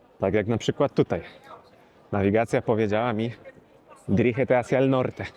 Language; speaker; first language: Polish; native; Polish